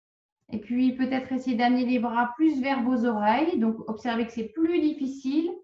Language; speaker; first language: French; native; French